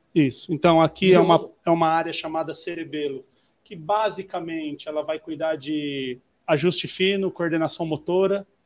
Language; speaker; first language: Portuguese; native; Portuguese